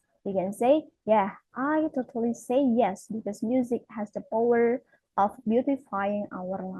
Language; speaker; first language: English; non-native, fluent; Indonesian